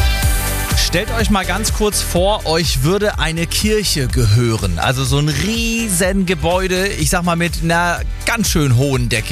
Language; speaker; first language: German; native; German